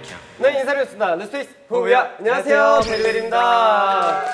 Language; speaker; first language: Korean; native; Korean